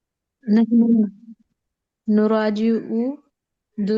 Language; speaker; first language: Arabic; non-native, learner; Urdu